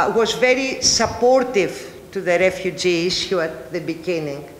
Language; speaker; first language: English; non-native, fluent; Greek